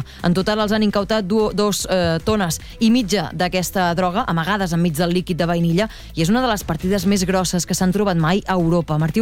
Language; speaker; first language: Catalan; native; Catalan